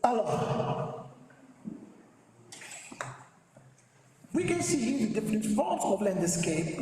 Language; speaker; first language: English; non-native, learner; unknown